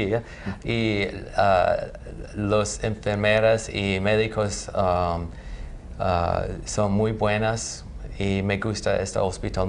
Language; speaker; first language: Spanish; non-native, learner; English